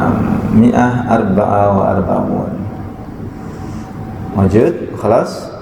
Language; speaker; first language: Arabic; non-native, fluent; Indonesian